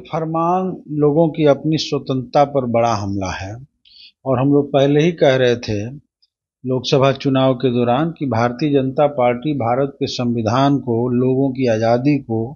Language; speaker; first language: Hindi; native; Hindi